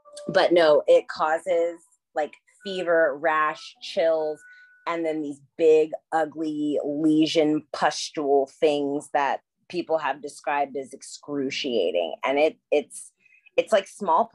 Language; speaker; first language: English; native; English